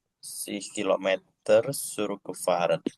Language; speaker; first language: German; non-native, learner; Indonesian